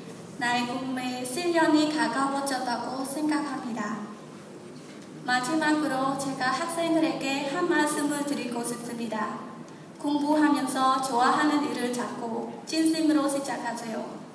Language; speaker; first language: Korean; non-native, learner; Khmer